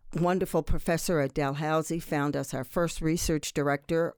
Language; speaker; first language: English; native; English